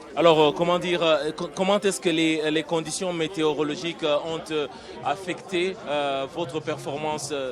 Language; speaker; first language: French; non-native, local second language; Kinyarwanda